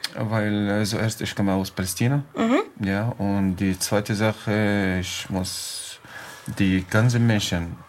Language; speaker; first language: German; non-native, learner; Arabic